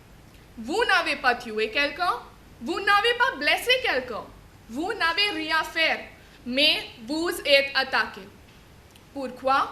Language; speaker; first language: French; non-native, fluent; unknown